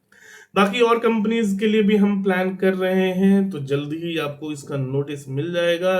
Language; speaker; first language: Hindi; native; Hindi